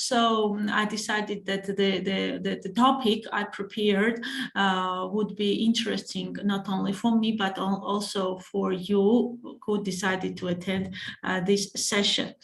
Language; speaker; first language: English; non-native, fluent; Georgian